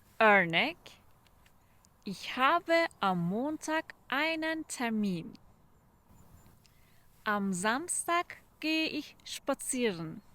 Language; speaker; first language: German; non-native, fluent; Turkish